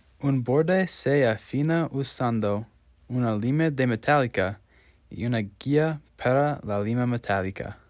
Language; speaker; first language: Spanish; non-native, learner; English